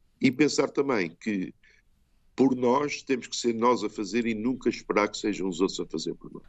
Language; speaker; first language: Portuguese; early bilingual, heritage; Portuguese